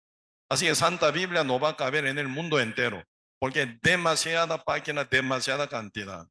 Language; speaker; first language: Spanish; non-native, learner; Korean